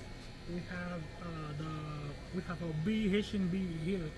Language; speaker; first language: English; non-native, learner; Haitian Creole